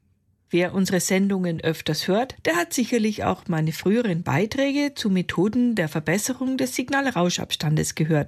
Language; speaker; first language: German; native; German